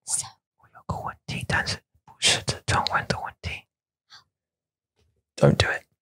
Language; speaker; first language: Chinese; non-native, learner; English